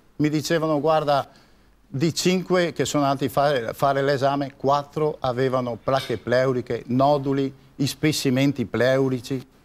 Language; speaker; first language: Italian; native; Italian